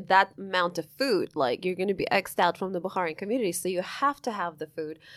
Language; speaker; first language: English; early bilingual, other home language; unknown